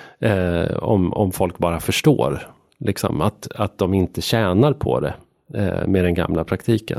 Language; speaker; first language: Swedish; native; Swedish